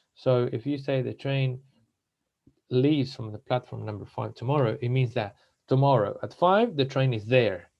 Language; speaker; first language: English; non-native, fluent; Spanish